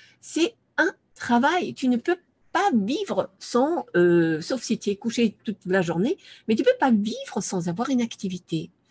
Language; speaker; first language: French; non-native, fluent; German